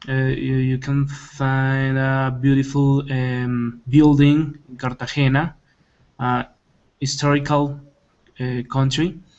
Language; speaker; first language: English; non-native, learner; Spanish